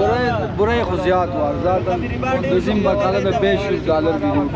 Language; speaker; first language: Turkish; non-native, learner; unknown